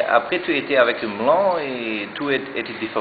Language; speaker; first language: French; non-native, learner; German